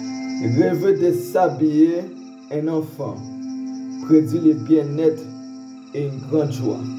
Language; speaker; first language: French; non-native, local second language; Haitian Creole